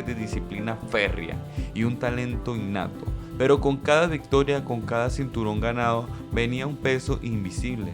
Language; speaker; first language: Spanish; native; Spanish